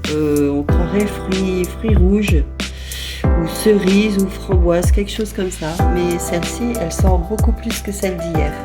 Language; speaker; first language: French; native; French